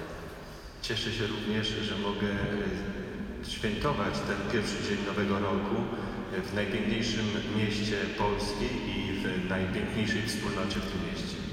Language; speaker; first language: Polish; native; Polish